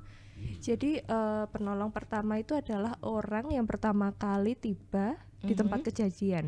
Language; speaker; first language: Indonesian; native; Indonesian